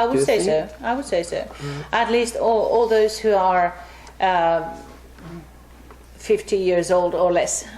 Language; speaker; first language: English; non-native, fluent; Finnish